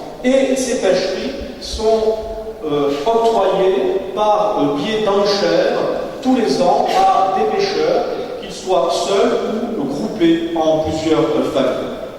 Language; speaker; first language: French; native; French